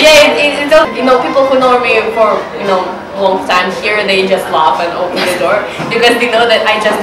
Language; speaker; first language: English; non-native, learner; Russian